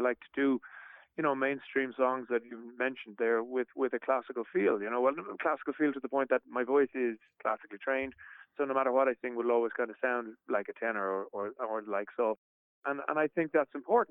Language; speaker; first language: English; native; English